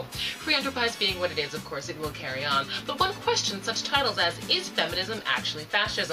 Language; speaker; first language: English; native; English